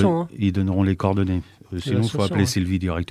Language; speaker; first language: French; native; French